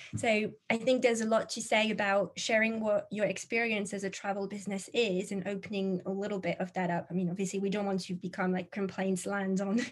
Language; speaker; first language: English; non-native, fluent; French